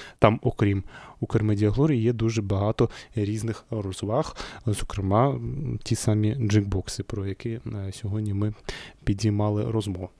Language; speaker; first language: Ukrainian; native; Ukrainian